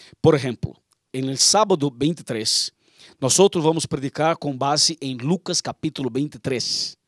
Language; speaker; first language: Portuguese; non-native, learner; Spanish